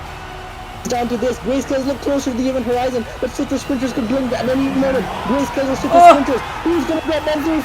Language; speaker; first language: English; native; English